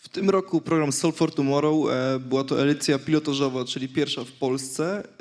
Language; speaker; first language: Polish; native; Polish